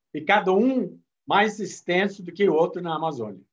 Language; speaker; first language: Portuguese; non-native, fluent; English